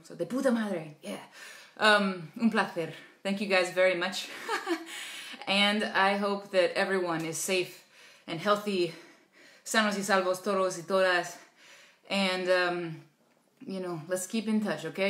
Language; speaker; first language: English; native; English